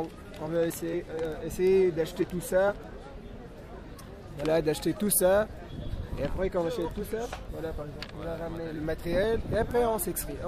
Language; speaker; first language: French; non-native, local second language; Arabic